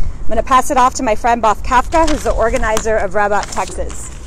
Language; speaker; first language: English; early bilingual, other home language; Spanish